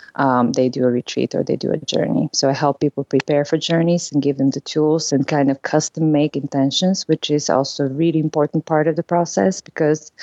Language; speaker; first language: English; non-native, fluent; Bulgarian